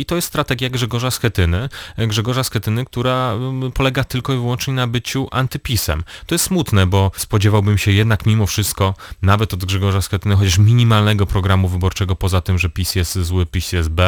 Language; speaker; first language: Polish; native; Polish